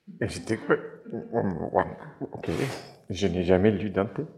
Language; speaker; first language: French; non-native, local second language; German